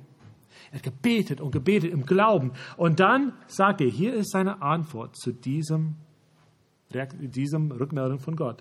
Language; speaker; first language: German; non-native, fluent; English